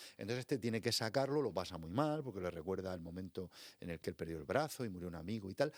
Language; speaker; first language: Spanish; native; Spanish